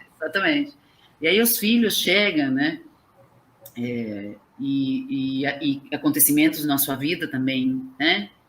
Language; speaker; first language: Portuguese; non-native, fluent; Spanish